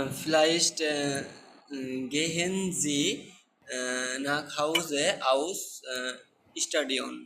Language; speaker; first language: German; non-native, learner; Bangla